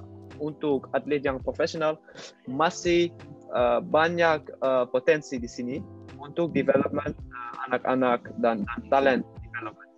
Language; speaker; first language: Indonesian; non-native, learner; Dutch